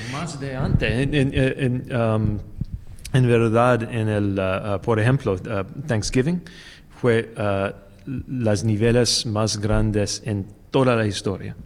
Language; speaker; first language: Spanish; non-native, learner; English